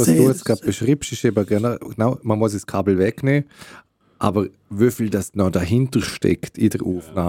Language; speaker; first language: German; native; German